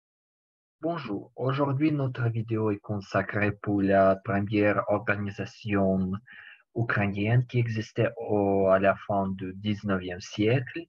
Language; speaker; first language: French; non-native, learner; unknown